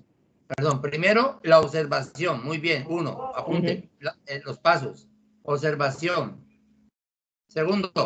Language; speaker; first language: Spanish; native; Spanish